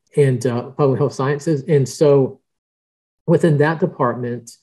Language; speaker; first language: English; early bilingual, other home language; Spanish